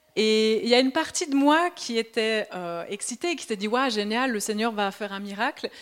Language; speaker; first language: French; native; French